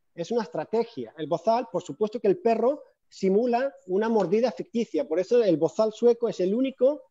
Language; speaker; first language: Spanish; native; Spanish